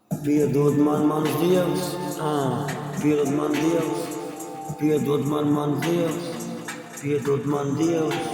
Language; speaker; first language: Latvian; non-native, local second language; Russian